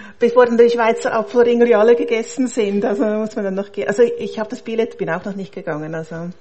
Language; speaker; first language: German; native; German